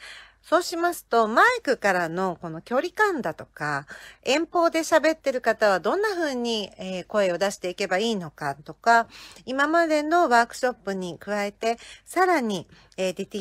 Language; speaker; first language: Japanese; native; Japanese